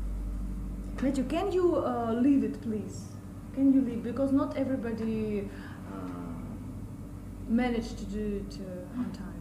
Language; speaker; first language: English; non-native, fluent; Russian